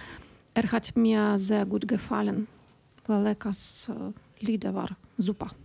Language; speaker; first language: German; non-native, learner; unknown